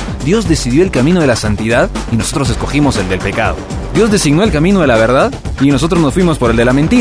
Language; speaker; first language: Spanish; native; Spanish